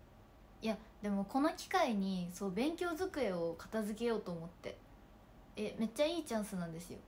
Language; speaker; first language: Japanese; native; Japanese